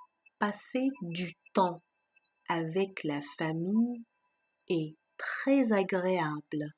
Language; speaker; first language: French; non-native, fluent; Persian